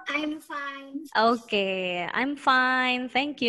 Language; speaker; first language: English; non-native, learner; Indonesian